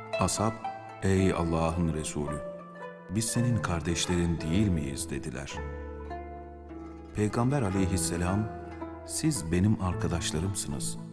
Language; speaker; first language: Turkish; native; Turkish